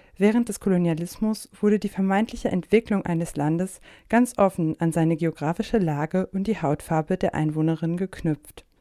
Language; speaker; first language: German; native; German